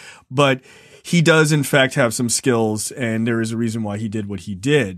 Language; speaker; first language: English; native; English